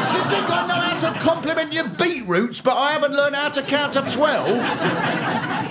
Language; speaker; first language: English; native; English